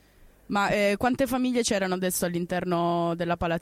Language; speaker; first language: Italian; native; Italian